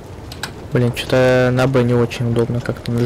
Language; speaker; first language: Russian; native; Russian